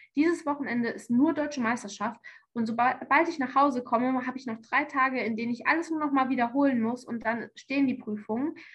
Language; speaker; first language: German; native; German